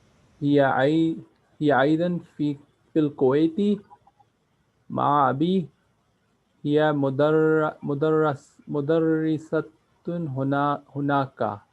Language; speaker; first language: Arabic; non-native, learner; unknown